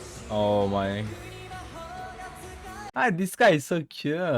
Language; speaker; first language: English; non-native, learner; Turkish